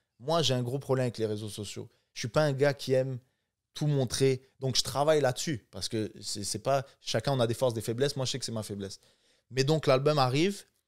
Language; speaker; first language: French; non-native, local second language; Arabic